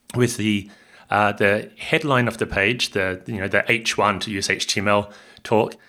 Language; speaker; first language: English; native; English